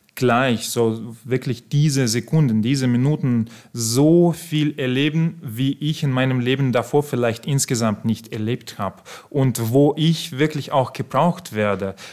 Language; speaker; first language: German; non-native, fluent; Belarusian